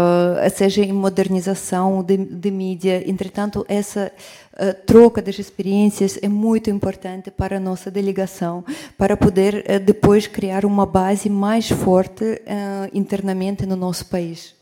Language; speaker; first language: Portuguese; non-native, fluent; Russian